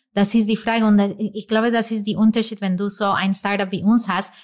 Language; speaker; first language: German; non-native, fluent; English